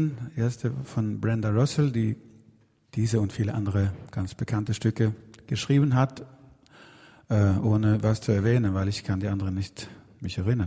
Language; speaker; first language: German; non-native, learner; Swedish